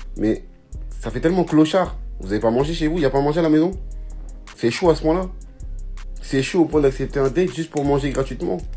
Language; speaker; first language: French; native; French